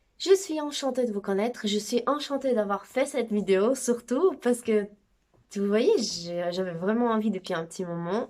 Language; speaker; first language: French; non-native, fluent; Portuguese